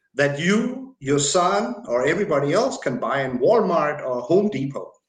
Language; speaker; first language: English; non-native, fluent; Danish